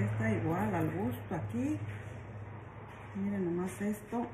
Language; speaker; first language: Spanish; native; Spanish